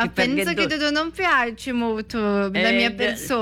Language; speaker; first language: Italian; non-native, learner; Portuguese